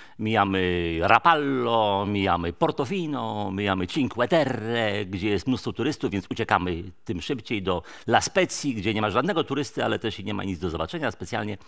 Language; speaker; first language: Polish; native; Polish